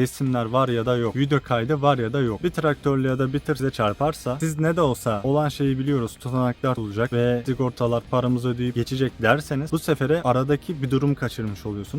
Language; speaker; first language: Turkish; native; Turkish